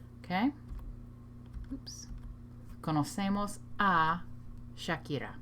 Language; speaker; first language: Spanish; non-native, fluent; English